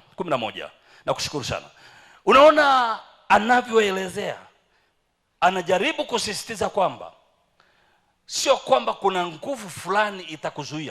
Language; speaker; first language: Swahili; native; Swahili